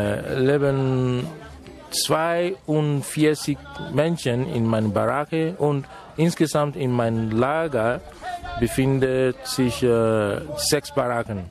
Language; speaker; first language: German; non-native, fluent; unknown